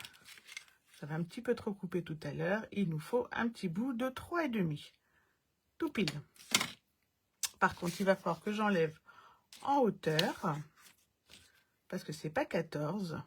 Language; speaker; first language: French; native; French